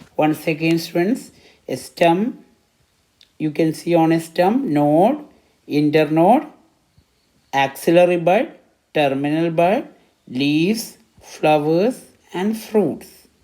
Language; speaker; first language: English; non-native, local second language; Malayalam